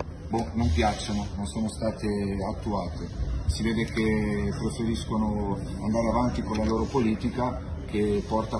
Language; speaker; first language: Italian; native; Italian